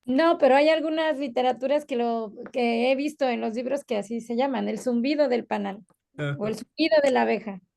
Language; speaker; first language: Spanish; native; Spanish